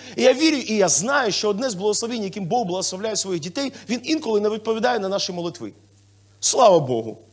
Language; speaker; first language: Ukrainian; non-native, local second language; Russian